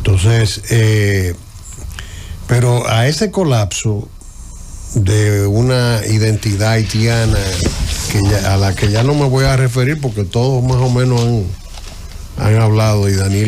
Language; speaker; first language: Spanish; native; Spanish